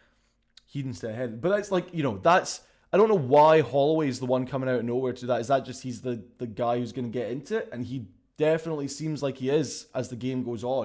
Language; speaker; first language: English; native; English